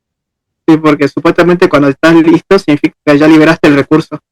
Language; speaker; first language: Spanish; native; Spanish